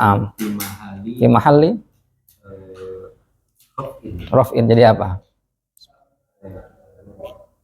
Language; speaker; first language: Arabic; non-native, fluent; Indonesian